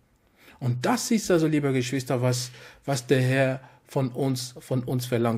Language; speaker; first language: German; non-native, fluent; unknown